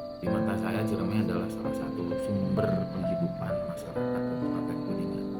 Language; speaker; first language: Indonesian; non-native, local second language; Sundanese